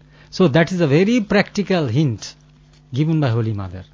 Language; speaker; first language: English; non-native, local second language; Bangla